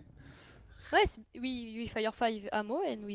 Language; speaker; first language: English; non-native, learner; French